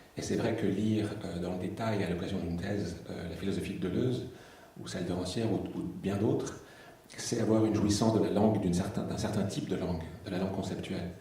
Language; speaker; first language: French; native; French